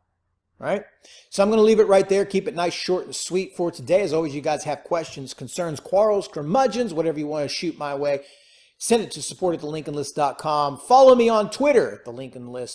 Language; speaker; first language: English; native; English